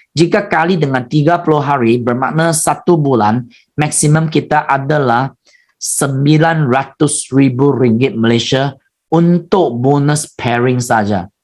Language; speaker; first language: Malay; non-native, local second language; Chinese